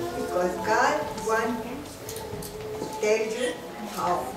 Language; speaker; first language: English; non-native, learner; Spanish